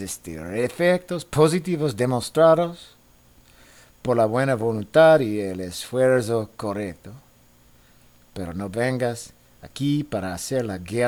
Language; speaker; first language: Spanish; non-native, fluent; English